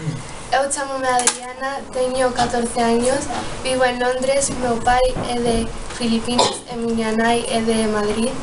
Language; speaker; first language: Galician; non-native, learner; Spanish